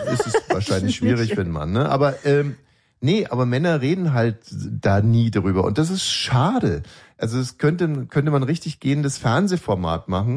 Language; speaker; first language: German; native; German